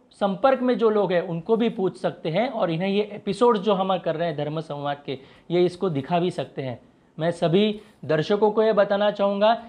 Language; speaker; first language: Hindi; non-native, local second language; Marathi